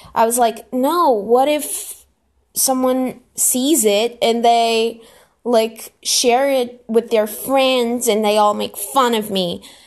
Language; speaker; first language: English; non-native, fluent; Portuguese